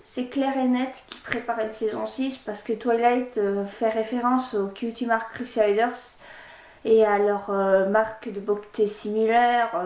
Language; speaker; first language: French; native; French